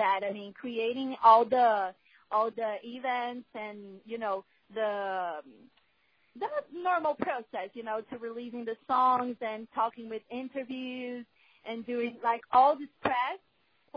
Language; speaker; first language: English; non-native, fluent; Portuguese